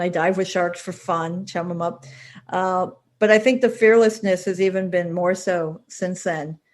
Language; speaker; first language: English; native; English